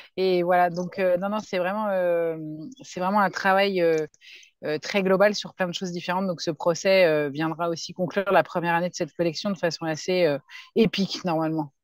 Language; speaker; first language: French; native; French